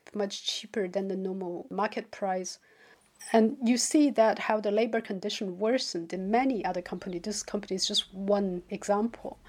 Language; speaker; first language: English; non-native, fluent; Chinese